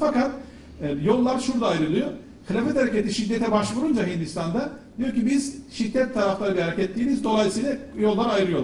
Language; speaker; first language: Turkish; native; Turkish